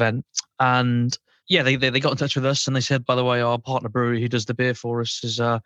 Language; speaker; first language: English; native; English